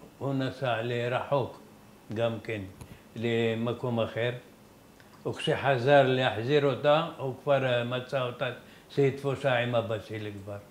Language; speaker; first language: Hebrew; non-native, fluent; Arabic